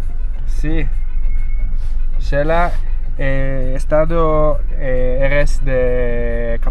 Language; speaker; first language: Spanish; non-native, learner; Hebrew